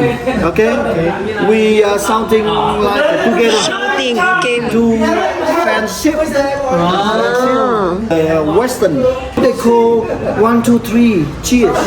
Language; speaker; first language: English; non-native, learner; Vietnamese